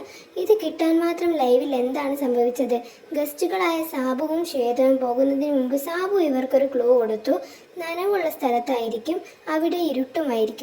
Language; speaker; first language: Malayalam; native; Malayalam